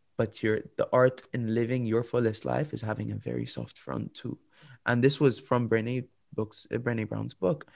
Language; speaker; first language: English; non-native, fluent; Arabic